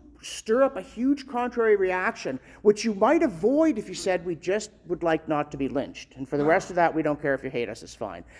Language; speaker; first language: English; native; English